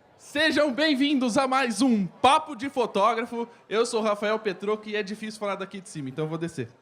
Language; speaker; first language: Portuguese; native; Portuguese